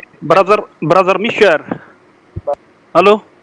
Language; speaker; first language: English; non-native, local second language; Arabic